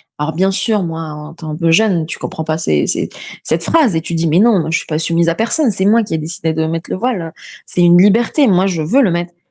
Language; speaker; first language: French; non-native, local second language; Arabic